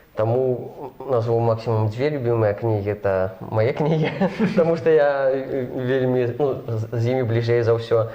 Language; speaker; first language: Belarusian; non-native, local second language; Russian